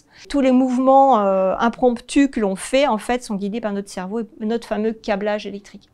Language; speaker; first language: French; native; French